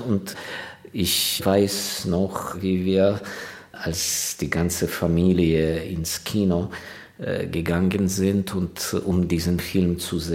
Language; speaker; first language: German; non-native, fluent; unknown